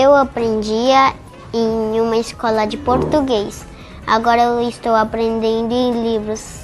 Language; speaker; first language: Portuguese; early bilingual, heritage; Portuguese